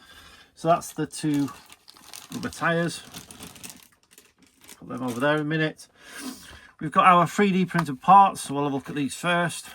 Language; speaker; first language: English; native; English